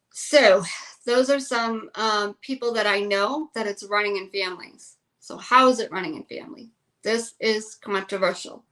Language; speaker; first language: English; native; English